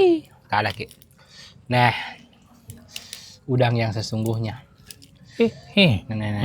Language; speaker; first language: Malay; native; Malay